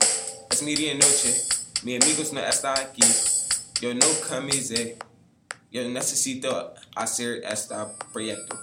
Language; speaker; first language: Spanish; non-native, learner; English